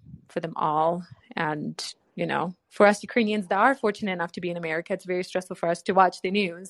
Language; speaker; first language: English; non-native, fluent; Ukrainian